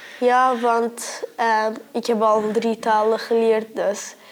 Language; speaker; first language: Dutch; early bilingual, other home language; Turkish